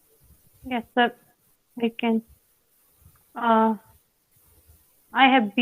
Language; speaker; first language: English; non-native, learner; Hindi